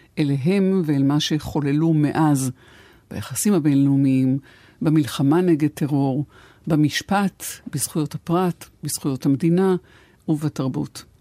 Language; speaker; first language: Hebrew; native; Hebrew